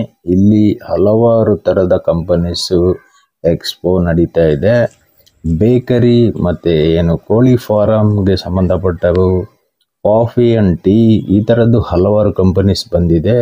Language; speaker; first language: Kannada; native; Kannada